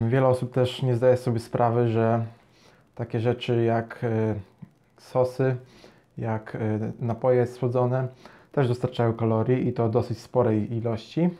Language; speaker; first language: Polish; native; Polish